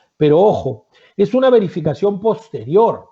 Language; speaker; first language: Spanish; native; Spanish